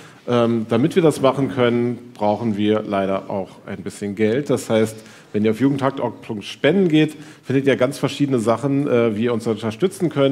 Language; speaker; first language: German; native; German